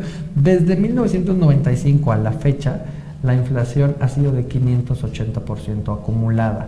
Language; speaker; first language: Spanish; native; Spanish